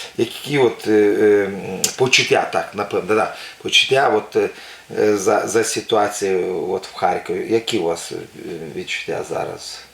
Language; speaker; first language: Ukrainian; non-native, local second language; Russian